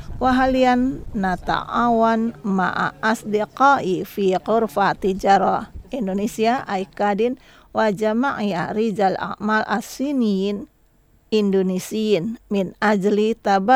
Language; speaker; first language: Arabic; non-native, fluent; Indonesian